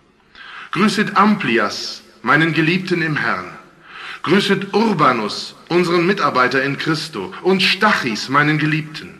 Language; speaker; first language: German; native; German